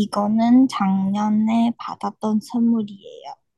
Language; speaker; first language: Korean; non-native, learner; Chinese